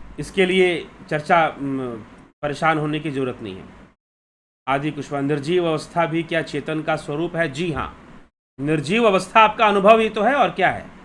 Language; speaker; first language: Hindi; native; Hindi